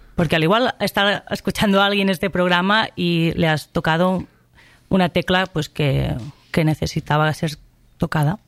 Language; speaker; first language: Spanish; non-native, local second language; Catalan